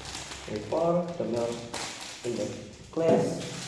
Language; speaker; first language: English; non-native, learner; Indonesian